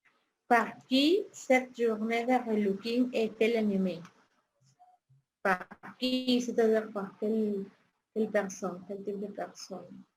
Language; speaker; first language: French; non-native, fluent; Spanish